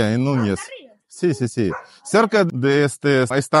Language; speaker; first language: Spanish; non-native, learner; Russian